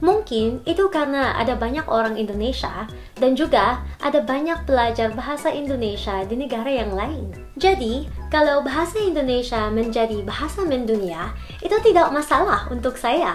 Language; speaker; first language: Indonesian; non-native, learner; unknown